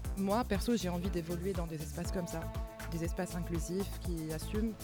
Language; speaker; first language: French; non-native, local second language; Arabic